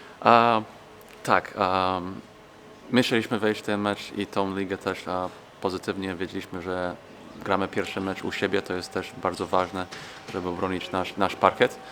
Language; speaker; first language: Polish; non-native, fluent; English